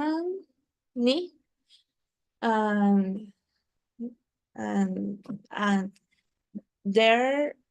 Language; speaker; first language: English; non-native, learner; Spanish